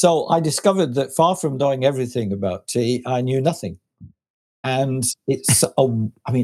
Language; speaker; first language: English; native; English